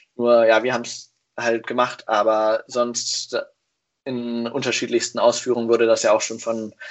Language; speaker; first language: German; native; German